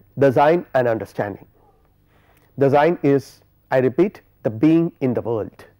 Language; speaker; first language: English; non-native, local second language; Malayalam